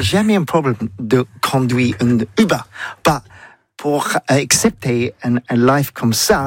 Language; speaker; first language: French; non-native, learner; English